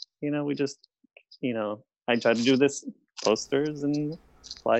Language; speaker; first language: English; native; English